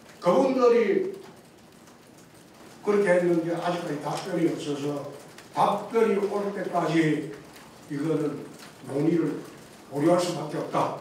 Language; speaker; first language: Korean; native; Korean